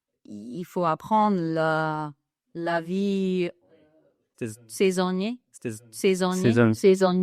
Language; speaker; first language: French; non-native, fluent; English